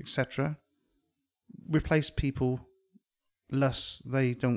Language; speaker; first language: English; native; English